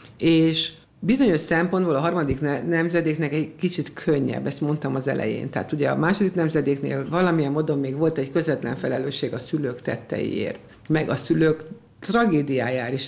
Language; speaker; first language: Hungarian; native; Hungarian